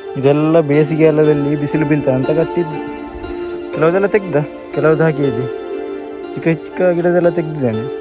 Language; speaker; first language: Kannada; non-native, local second language; Tulu